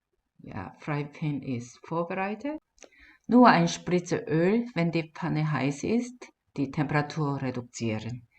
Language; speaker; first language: German; non-native, fluent; Korean